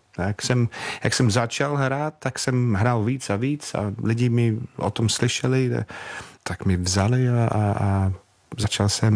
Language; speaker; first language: Czech; non-native, fluent; English